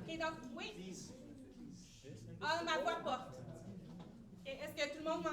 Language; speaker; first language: French; native; French